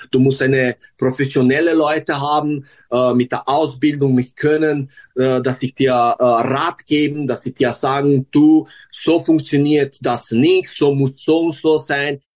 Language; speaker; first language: German; non-native, learner; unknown